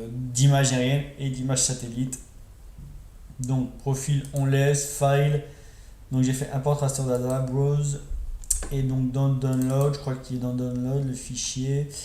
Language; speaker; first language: French; native; French